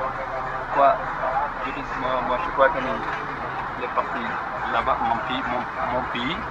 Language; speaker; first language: French; non-native, learner; Wolof